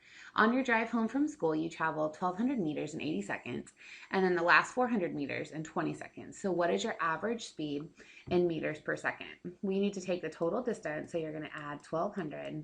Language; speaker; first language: English; native; English